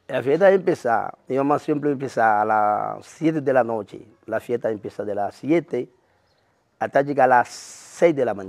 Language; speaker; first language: Spanish; non-native, learner; Haitian Creole